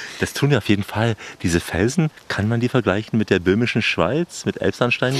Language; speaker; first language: German; native; German